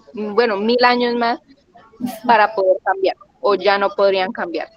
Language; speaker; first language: Spanish; native; Spanish